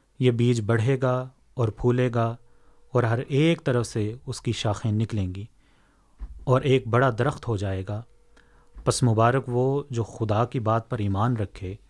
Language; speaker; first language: Urdu; native; Urdu